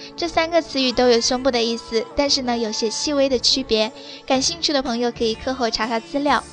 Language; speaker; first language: Chinese; native; Chinese